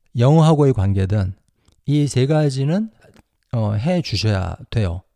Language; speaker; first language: Korean; native; Korean